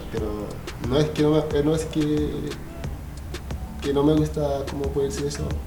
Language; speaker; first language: Spanish; non-native, learner; Haitian Creole